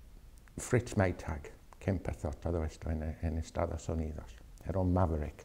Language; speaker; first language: Spanish; non-native, fluent; English